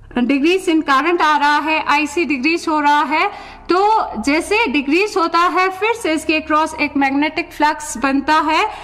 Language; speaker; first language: Hindi; non-native, local second language; Ladakhi